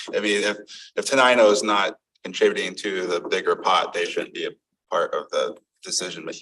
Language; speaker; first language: English; native; English